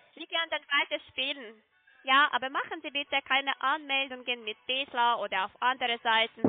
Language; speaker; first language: German; non-native, learner; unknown